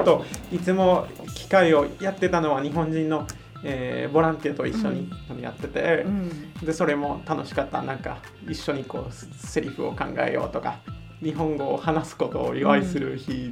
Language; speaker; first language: Japanese; non-native, fluent; Spanish